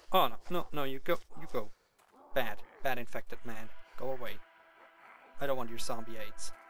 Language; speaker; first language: English; non-native, fluent; Swiss German